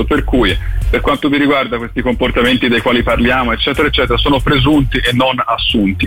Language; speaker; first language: Italian; native; Italian